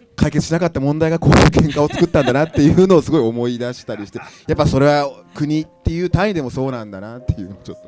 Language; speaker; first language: Japanese; native; Japanese